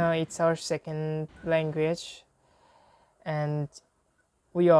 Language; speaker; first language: English; non-native, fluent; Bangla